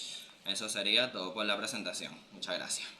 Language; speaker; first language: Spanish; native; Spanish